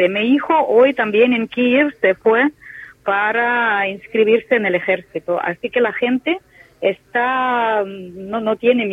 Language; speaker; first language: Spanish; non-native, fluent; Ukrainian